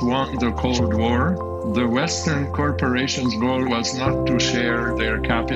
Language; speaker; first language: English; non-native, fluent; Slovak